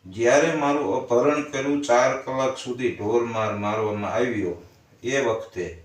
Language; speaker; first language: Gujarati; native; Gujarati